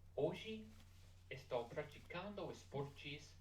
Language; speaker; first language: Portuguese; non-native, learner; English